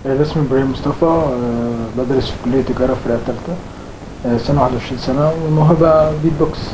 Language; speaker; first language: Arabic; native; Arabic